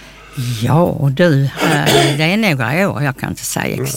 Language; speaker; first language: Swedish; native; Swedish